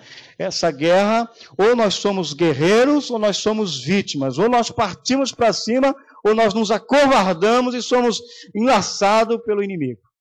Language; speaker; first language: Portuguese; native; Portuguese